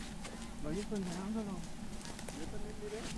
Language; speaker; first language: Spanish; non-native, learner; English